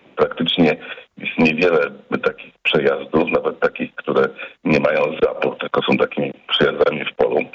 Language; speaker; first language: Polish; native; Polish